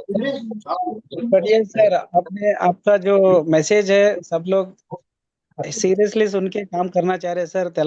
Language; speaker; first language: Hindi; non-native, local second language; Telugu